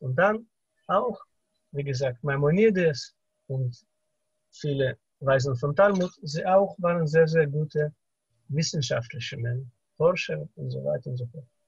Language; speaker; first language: German; non-native, fluent; Russian